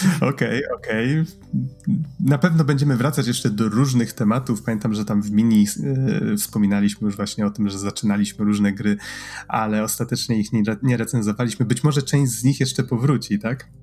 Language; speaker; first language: Polish; native; Polish